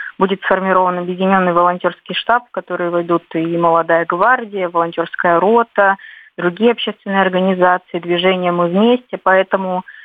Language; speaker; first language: Russian; native; Russian